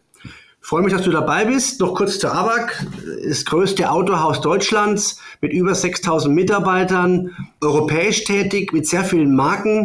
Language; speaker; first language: German; native; German